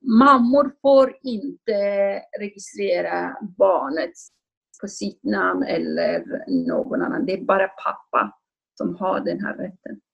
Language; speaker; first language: Swedish; non-native, fluent; Kurdish